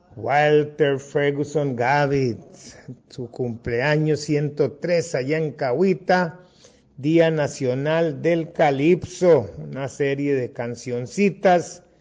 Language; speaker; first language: Spanish; non-native, local second language; English